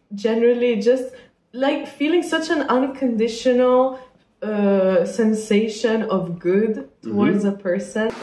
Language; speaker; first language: English; non-native, fluent; Italian